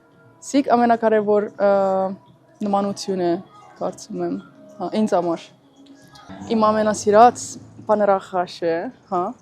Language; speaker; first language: Armenian; non-native, learner; Italian